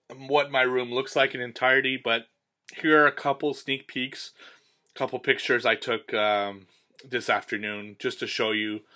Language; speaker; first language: English; native; English